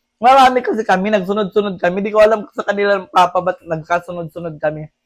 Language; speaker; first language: Filipino; native; Filipino